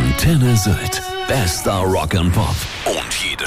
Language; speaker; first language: German; native; German